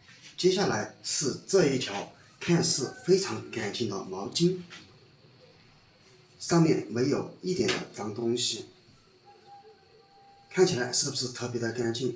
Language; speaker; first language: Chinese; native; Chinese